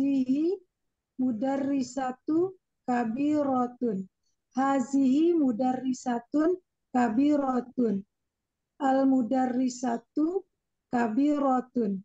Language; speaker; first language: Arabic; non-native, learner; Indonesian